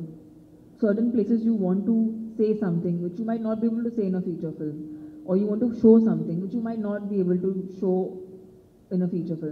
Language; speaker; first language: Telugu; non-native, fluent; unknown